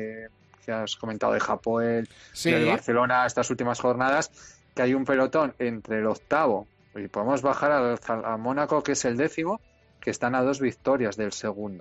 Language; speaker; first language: Spanish; native; Spanish